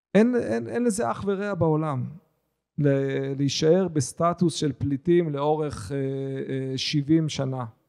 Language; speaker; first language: Hebrew; native; Hebrew